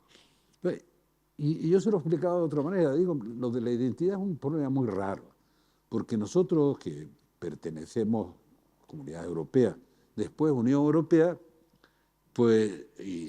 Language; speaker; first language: Spanish; native; Spanish